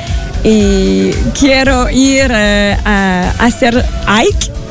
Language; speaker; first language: Spanish; non-native, learner; French